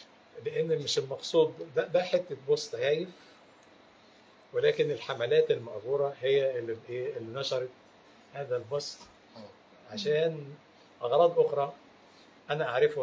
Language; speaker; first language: Arabic; native; Arabic